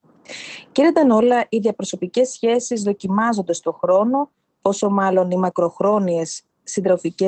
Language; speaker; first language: Greek; native; Greek